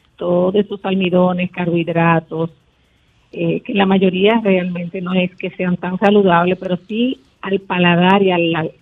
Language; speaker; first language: Spanish; native; Spanish